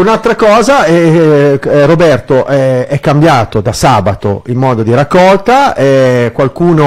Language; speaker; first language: Italian; native; Italian